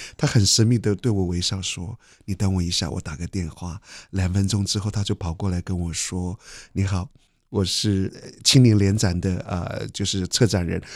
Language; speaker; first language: Chinese; native; Chinese